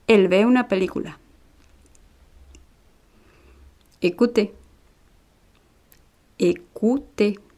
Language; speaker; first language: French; non-native, fluent; Spanish